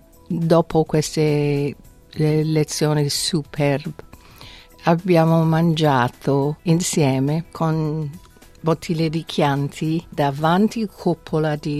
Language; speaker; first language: Italian; non-native, fluent; English